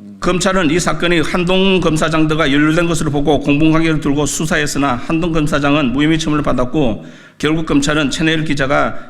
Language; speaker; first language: Korean; native; Korean